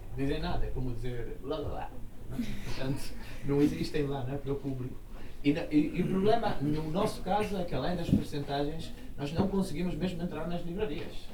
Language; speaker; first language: Portuguese; non-native, fluent; Italian